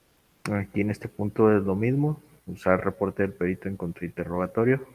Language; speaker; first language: Spanish; native; Spanish